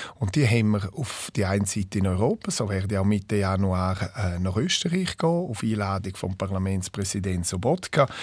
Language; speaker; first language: German; non-native, local second language; Romansh